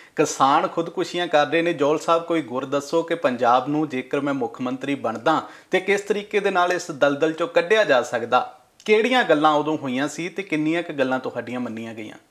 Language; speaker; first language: Punjabi; native; Punjabi